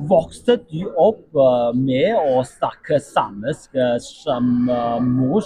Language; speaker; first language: Norwegian; non-native, learner; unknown